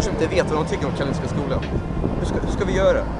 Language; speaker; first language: Swedish; native; Swedish